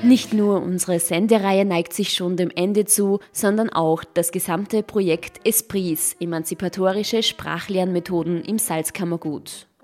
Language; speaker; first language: German; native; German